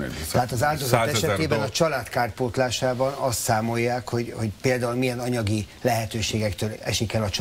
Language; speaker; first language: Hungarian; native; Hungarian